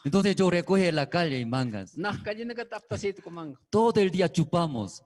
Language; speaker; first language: Spanish; non-native, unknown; Korean